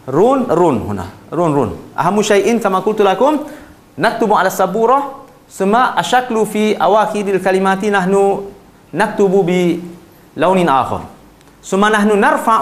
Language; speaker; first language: Arabic; non-native, fluent; Malay